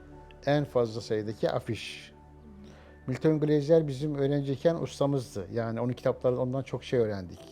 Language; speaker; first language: Turkish; native; Turkish